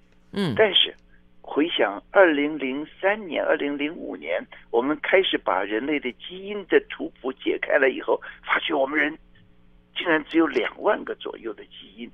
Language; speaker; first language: Chinese; native; Chinese